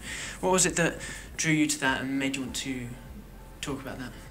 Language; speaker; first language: English; native; English